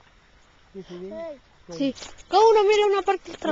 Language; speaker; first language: Spanish; native; Spanish